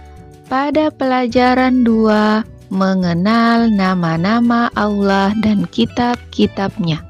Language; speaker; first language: Indonesian; native; Indonesian